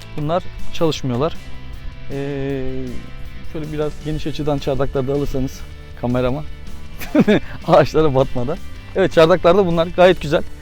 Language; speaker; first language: Turkish; native; Turkish